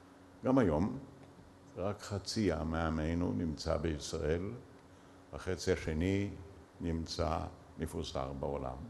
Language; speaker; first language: Hebrew; early bilingual, other home language; Yiddish